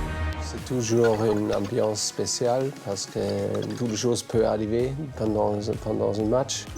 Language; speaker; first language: French; non-native, fluent; German